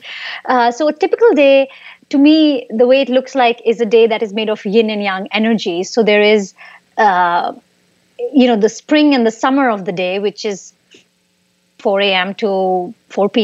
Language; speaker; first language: English; non-native, local second language; Hindi